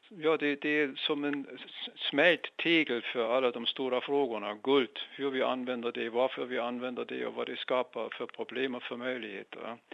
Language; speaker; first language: Swedish; non-native, fluent; German